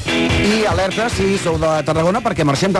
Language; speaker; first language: Catalan; native; Catalan